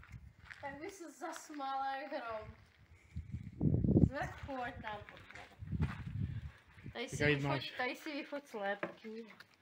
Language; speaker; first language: Czech; native; Czech